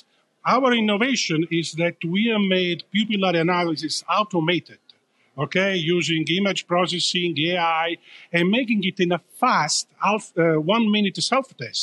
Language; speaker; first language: English; non-native, fluent; Italian